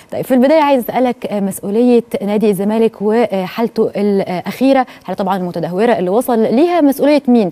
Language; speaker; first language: Arabic; native; Arabic